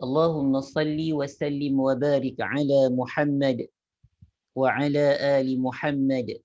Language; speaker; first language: Arabic; non-native, fluent; Malay